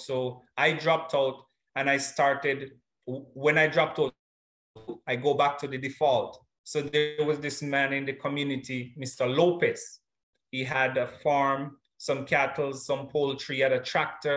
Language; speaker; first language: English; non-native, local second language; Jamaican Creole English